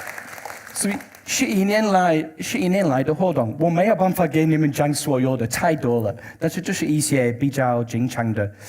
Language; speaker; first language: Chinese; non-native, learner; English